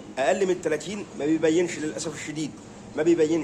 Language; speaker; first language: Arabic; native; Arabic